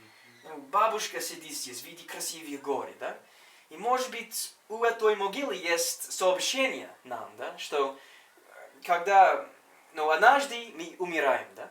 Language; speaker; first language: Russian; non-native, fluent; English